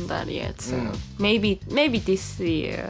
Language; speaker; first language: English; non-native, fluent; Japanese